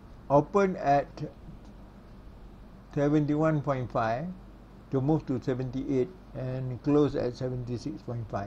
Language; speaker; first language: English; non-native, local second language; Malay